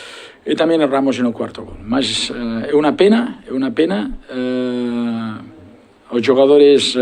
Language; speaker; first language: Portuguese; non-native, learner; Spanish